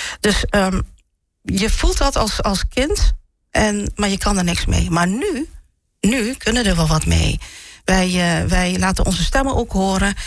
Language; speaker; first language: Dutch; early bilingual, other home language; Malay